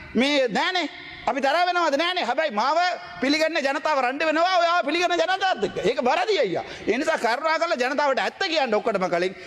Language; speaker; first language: Sinhala; non-native, local second language; Tamil